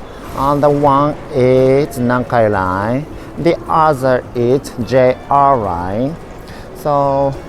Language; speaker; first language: English; non-native, learner; Japanese